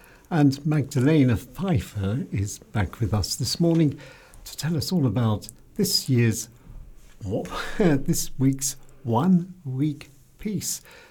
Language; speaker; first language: English; native; English